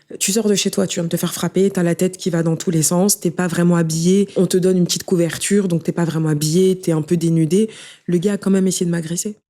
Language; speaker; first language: French; early bilingual, other home language; Haitian Creole